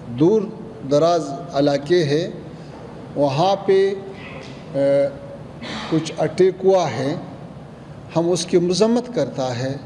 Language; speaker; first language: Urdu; non-native, fluent; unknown